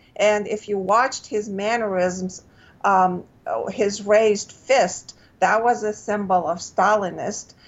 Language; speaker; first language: English; non-native, fluent; Romanian